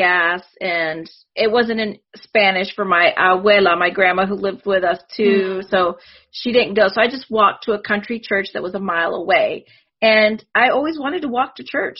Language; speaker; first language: English; early bilingual, other home language; Spanish